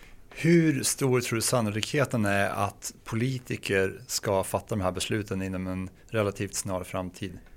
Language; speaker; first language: Swedish; native; Swedish